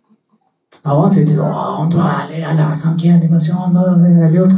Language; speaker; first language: French; non-native, learner; Spanish